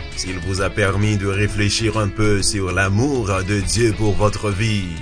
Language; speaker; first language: French; native; French